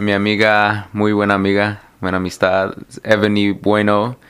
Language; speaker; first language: Spanish; early bilingual, heritage; Spanish